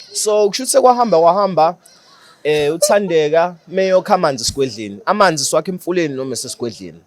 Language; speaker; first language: Zulu; native; Zulu